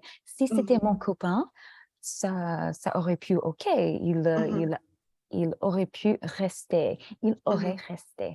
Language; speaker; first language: French; non-native, fluent; English